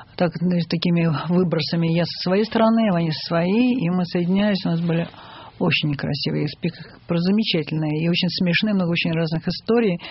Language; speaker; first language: Russian; native; Russian